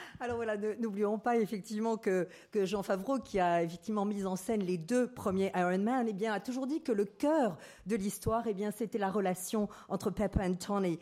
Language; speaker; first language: French; native; French